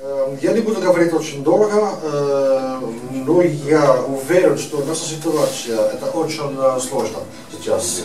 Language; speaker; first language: Russian; non-native, learner; Dutch